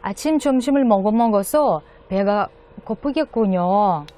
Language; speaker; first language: Korean; non-native, fluent; Russian